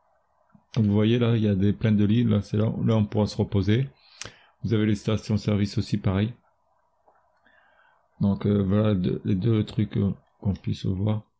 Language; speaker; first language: French; native; French